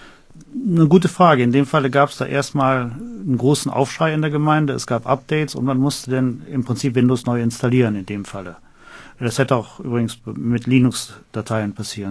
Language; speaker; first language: German; native; German